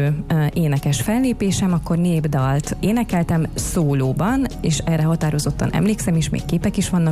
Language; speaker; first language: Hungarian; native; Hungarian